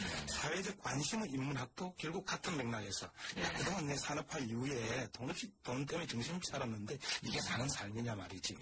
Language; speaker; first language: Korean; native; Korean